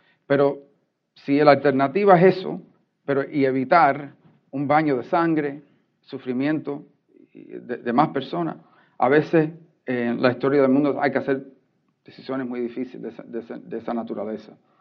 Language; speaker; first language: Spanish; early bilingual, heritage; Spanish